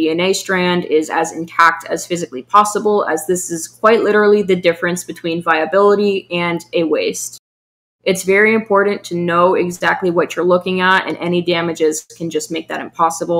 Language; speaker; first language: English; native; English